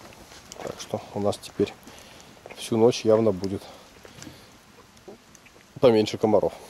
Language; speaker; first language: Russian; native; Russian